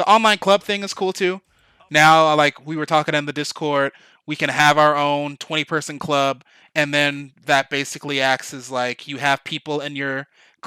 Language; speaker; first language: English; native; English